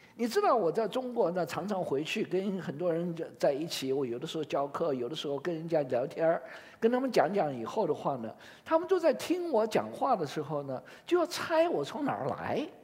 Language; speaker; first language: Chinese; native; Chinese